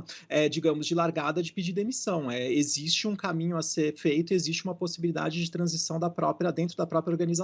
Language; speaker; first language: Portuguese; native; Portuguese